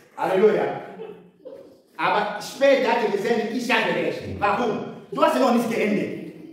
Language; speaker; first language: German; non-native, learner; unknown